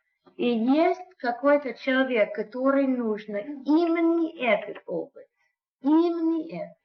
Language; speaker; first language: Russian; non-native, fluent; English